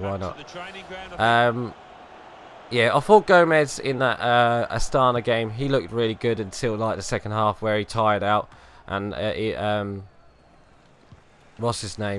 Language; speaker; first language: English; native; English